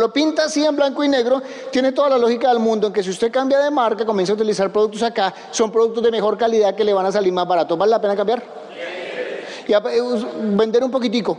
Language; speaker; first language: Spanish; native; Spanish